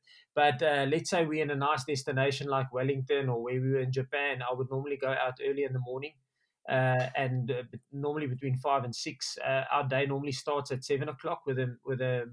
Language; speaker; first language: English; non-native, local second language; Afrikaans